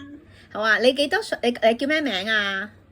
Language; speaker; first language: Cantonese; native; Cantonese